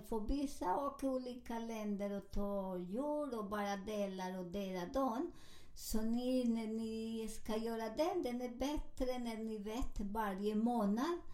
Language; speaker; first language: Swedish; non-native, learner; Spanish